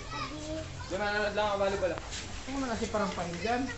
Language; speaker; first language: Filipino; native; Filipino